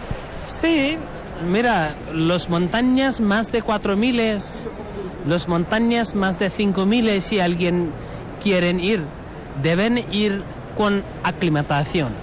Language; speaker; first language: Spanish; non-native, learner; Nepali